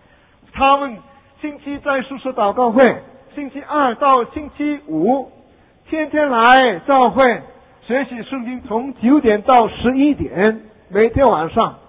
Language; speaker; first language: Chinese; non-native, fluent; Korean